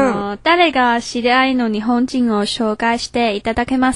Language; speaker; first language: Japanese; non-native, learner; Chinese